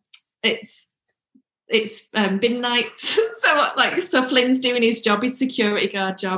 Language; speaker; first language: English; native; English